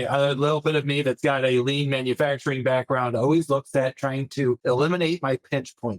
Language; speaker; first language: English; native; English